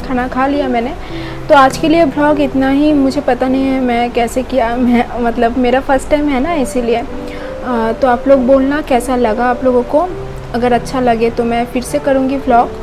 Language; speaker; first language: Hindi; non-native, local second language; Bangla